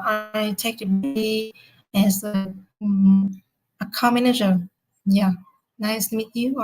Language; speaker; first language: English; non-native, learner; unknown